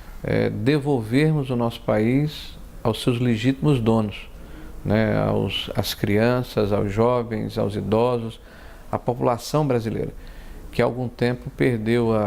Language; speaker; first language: Portuguese; native; Portuguese